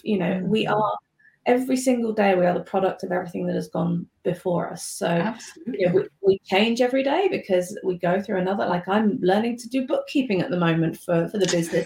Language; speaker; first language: English; native; English